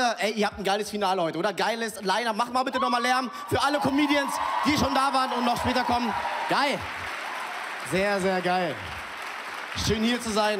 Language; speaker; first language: German; early bilingual, other home language; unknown